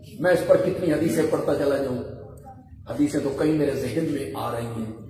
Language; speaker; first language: Urdu; non-native, local second language; Punjabi